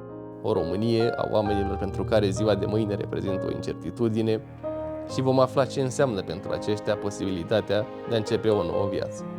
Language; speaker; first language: Romanian; native; Romanian